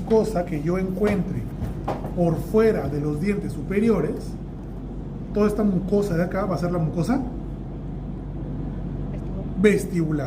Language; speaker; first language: Spanish; native; Spanish